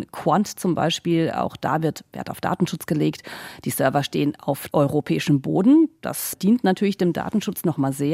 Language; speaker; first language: German; native; German